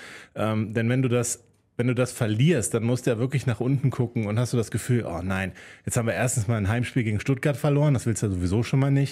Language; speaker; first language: German; native; German